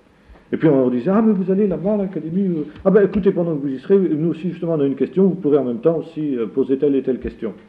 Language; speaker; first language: French; native; French